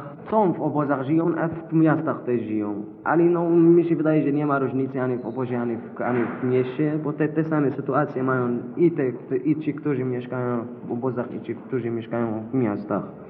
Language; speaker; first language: Polish; non-native, learner; Arabic